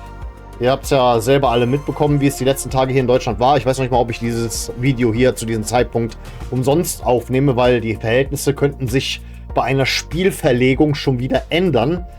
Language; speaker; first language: German; native; German